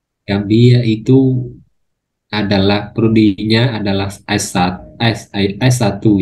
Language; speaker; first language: Indonesian; non-native, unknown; Khmer